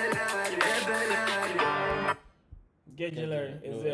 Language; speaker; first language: Turkish; non-native, fluent; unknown